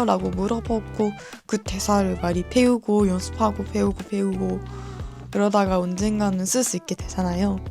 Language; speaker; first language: Korean; non-native, learner; Japanese